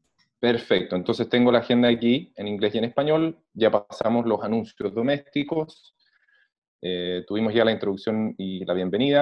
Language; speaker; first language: Spanish; native; Spanish